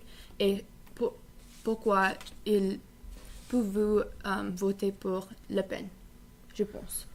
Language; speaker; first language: French; non-native, learner; English